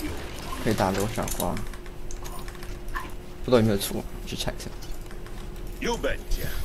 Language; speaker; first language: Chinese; native; Chinese